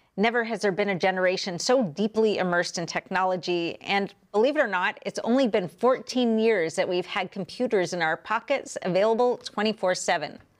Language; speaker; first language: English; native; English